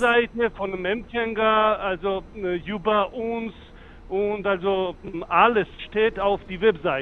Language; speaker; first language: German; non-native, fluent; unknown